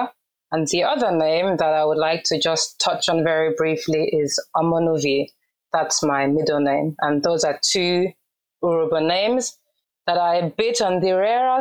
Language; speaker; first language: English; non-native, fluent; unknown